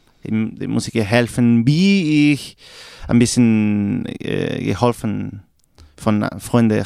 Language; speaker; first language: German; non-native, learner; Spanish